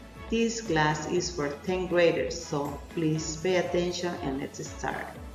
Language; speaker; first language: English; non-native, fluent; Spanish